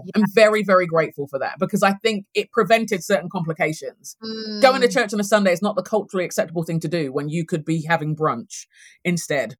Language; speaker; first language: English; native; English